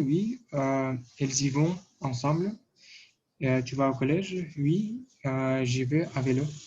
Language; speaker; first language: French; non-native, learner; Russian